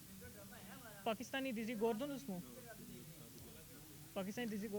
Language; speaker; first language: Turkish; non-native, learner; Urdu